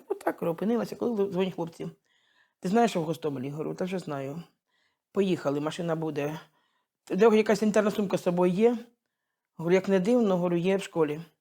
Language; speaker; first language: Ukrainian; native; Ukrainian